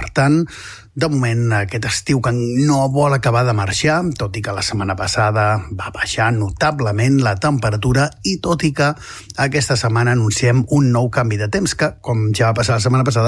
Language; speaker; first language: Catalan; native; Catalan